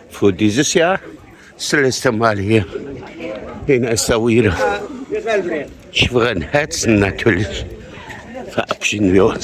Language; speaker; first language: German; non-native, learner; Persian